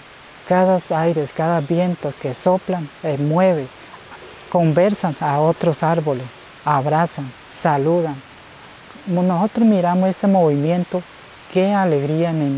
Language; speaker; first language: Spanish; non-native, local second language; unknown